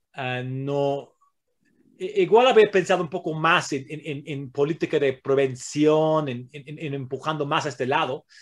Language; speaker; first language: Spanish; non-native, fluent; English